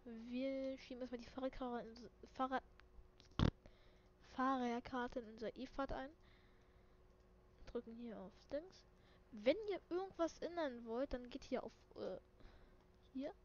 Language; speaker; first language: German; native; German